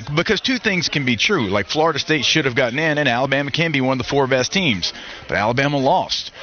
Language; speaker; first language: English; native; English